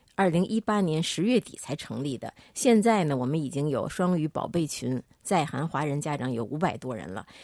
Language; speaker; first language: Chinese; native; Chinese